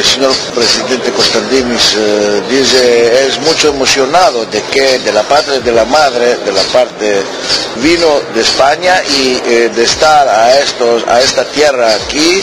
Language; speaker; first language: Spanish; early bilingual, heritage; Ladino